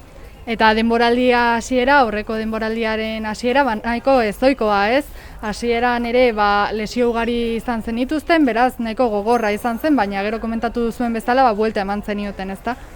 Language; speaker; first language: Basque; native; Basque